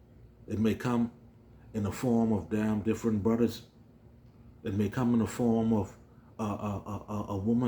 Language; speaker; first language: English; native; English